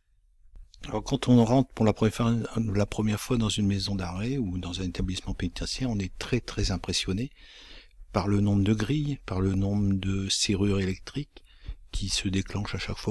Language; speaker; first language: French; native; French